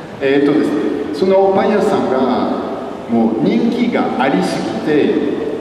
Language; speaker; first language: Japanese; non-native, fluent; French